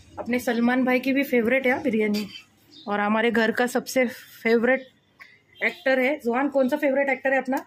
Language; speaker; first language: Hindi; native; Hindi